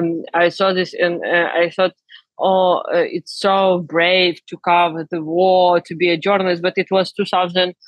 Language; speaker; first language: English; non-native, learner; Ukrainian